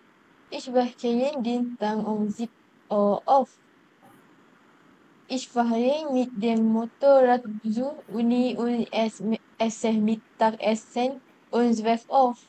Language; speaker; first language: German; non-native, learner; Malay